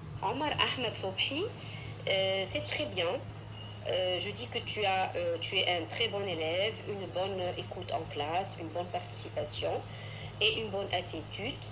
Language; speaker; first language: French; non-native, fluent; Arabic